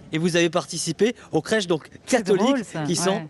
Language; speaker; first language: French; native; French